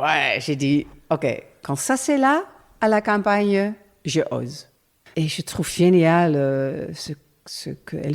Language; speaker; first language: French; non-native, learner; Dutch